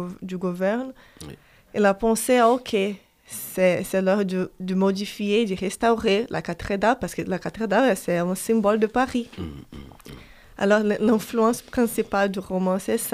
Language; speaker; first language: French; non-native, fluent; Portuguese